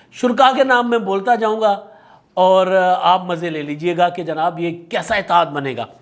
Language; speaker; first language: Urdu; non-native, local second language; Sindhi